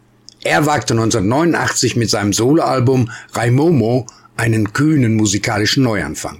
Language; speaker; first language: German; native; German